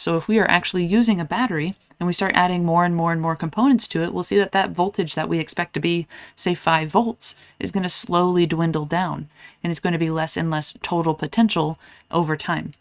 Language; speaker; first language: English; native; English